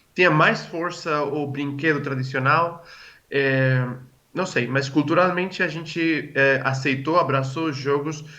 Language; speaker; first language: Portuguese; non-native, fluent; Spanish